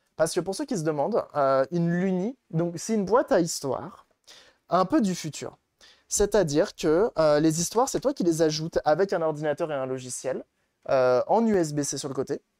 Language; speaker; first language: French; native; French